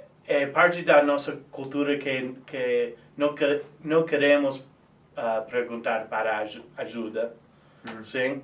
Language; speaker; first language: Portuguese; non-native, fluent; English